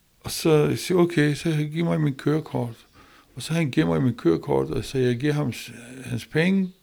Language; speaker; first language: Danish; non-native, learner; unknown